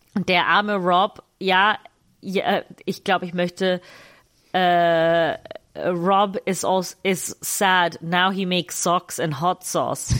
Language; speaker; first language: German; native; German